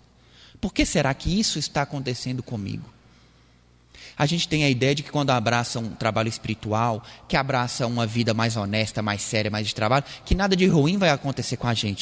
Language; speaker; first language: Portuguese; native; Portuguese